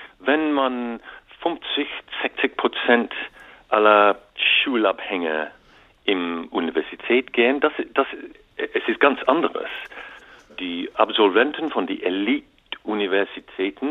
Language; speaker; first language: German; non-native, learner; English